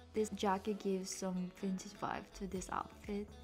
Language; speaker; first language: English; non-native, fluent; Korean